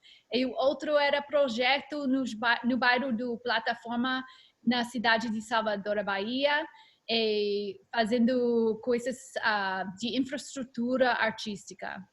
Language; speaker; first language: Portuguese; non-native, learner; English